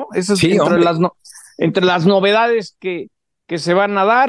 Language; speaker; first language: Spanish; native; Spanish